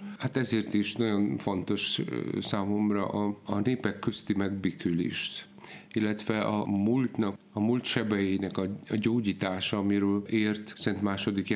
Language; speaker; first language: Hungarian; non-native, fluent; Polish